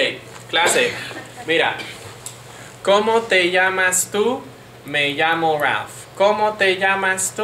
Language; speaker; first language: Spanish; non-native, fluent; English